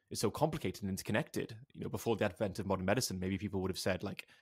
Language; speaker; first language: English; native; English